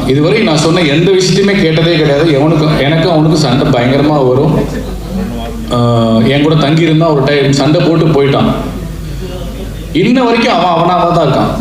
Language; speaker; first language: Tamil; native; Tamil